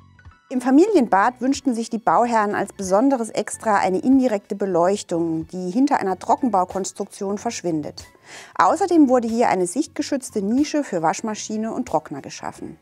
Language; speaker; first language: German; native; German